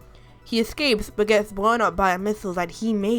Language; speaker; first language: English; native; English